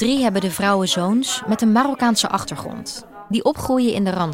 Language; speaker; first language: Dutch; native; Dutch